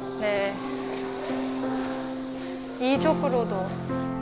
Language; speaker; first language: Korean; non-native, fluent; French